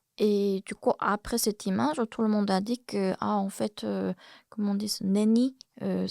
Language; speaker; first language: French; non-native, fluent; Korean